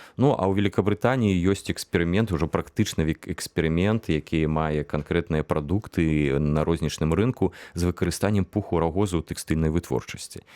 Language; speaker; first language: Belarusian; non-native, local second language; Russian